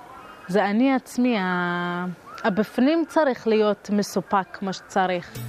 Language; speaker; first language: Hebrew; non-native, local second language; Arabic